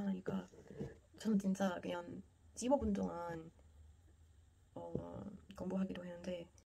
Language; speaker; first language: Korean; non-native, fluent; Portuguese